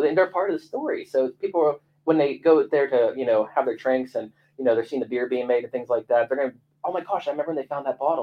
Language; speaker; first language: English; native; English